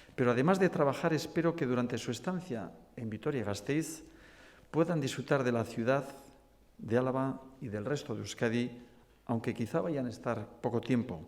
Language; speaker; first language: Spanish; non-native, local second language; Basque